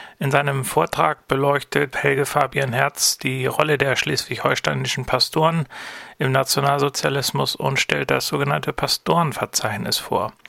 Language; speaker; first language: German; native; German